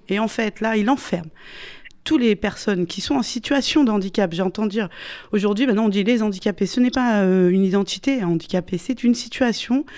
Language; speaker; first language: French; native; French